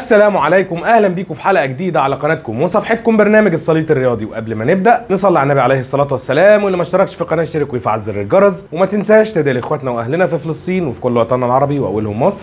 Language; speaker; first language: Arabic; native; Arabic